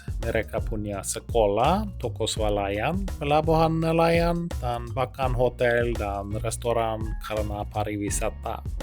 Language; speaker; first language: Indonesian; non-native, fluent; Norwegian